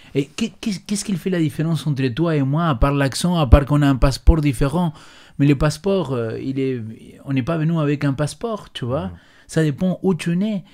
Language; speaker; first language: French; non-native, fluent; Spanish